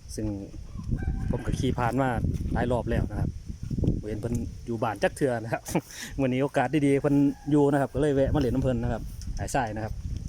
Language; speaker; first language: Thai; native; Thai